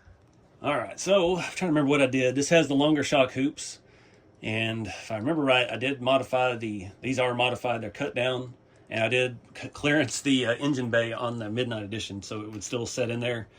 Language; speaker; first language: English; native; English